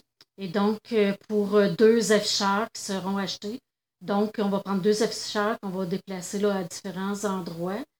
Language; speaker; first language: French; native; French